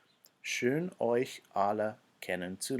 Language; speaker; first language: German; non-native, fluent; English